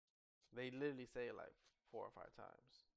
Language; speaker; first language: English; native; English